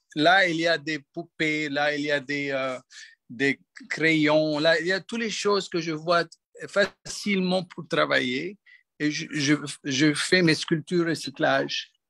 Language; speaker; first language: French; non-native, local second language; Arabic